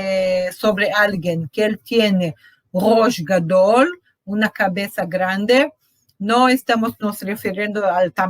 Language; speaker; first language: Spanish; non-native, fluent; Portuguese